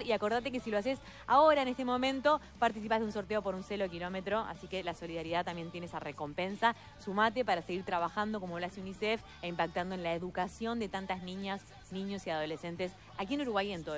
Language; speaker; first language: Spanish; native; Spanish